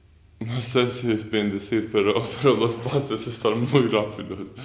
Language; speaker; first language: Spanish; non-native, learner; Latvian